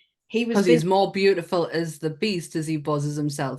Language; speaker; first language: English; native; English